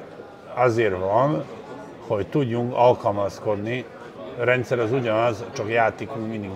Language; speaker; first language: Hungarian; non-native, fluent; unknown